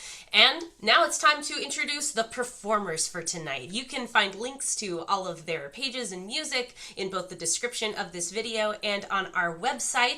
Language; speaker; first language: English; native; English